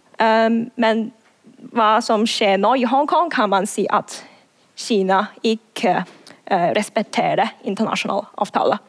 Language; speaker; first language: Norwegian; non-native, fluent; Cantonese